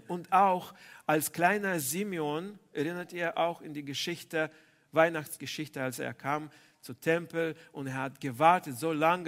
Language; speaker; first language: German; non-native, fluent; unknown